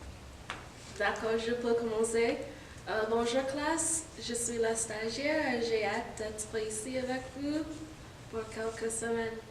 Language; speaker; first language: French; non-native, fluent; English